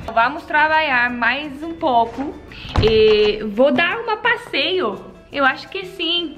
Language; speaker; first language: Portuguese; non-native, learner; Dutch